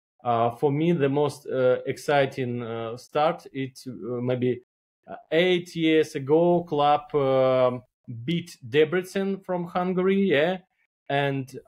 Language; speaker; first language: English; non-native, learner; Belarusian